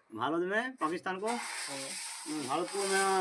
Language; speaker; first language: Hindi; non-native, learner; Bangla